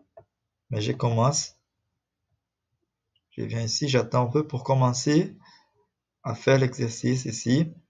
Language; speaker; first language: French; non-native, fluent; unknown